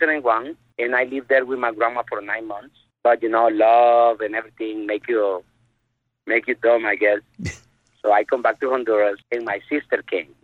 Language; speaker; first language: English; non-native, fluent; Spanish